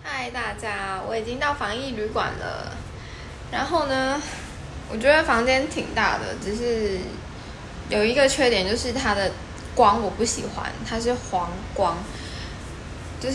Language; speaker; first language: Chinese; native; Chinese